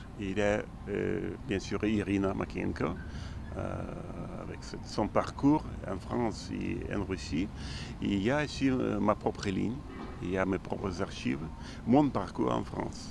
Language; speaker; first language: French; non-native, fluent; Russian